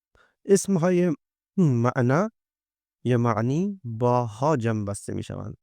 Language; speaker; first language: Persian; non-native, fluent; Urdu